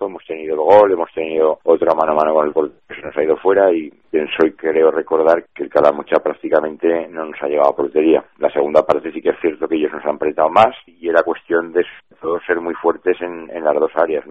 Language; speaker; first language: Spanish; native; Spanish